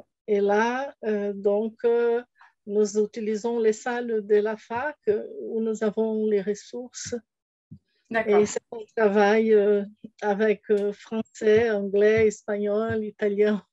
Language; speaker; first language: French; non-native, fluent; Portuguese